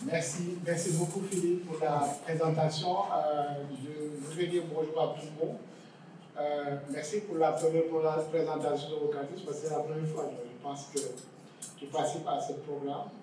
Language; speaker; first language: French; non-native, local second language; Wolof